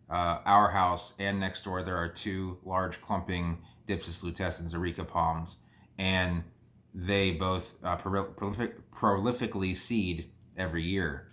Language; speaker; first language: English; native; English